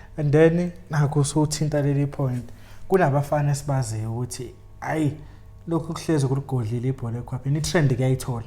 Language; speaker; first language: Zulu; native; Zulu